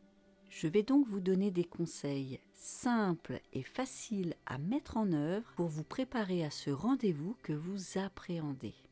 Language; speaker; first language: French; native; French